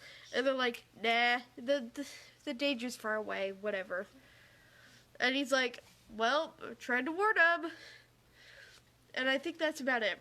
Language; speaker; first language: English; native; English